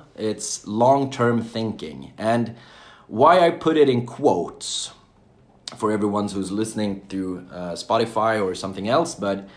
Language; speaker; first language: English; non-native, fluent; Swedish